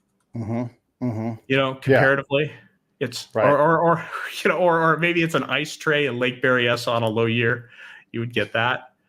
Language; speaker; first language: English; native; English